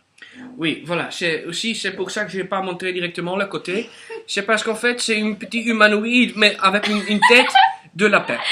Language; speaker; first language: French; non-native, local second language; Dutch